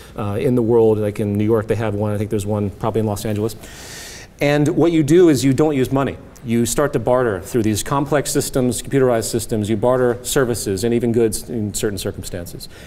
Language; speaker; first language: English; native; English